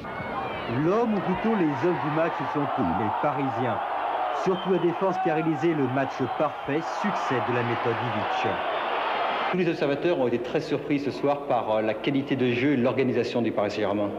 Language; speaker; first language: French; native; French